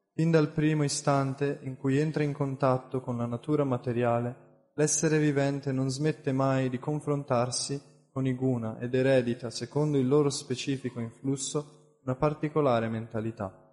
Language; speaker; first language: Italian; native; Italian